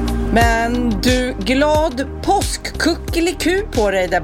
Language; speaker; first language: Swedish; native; Swedish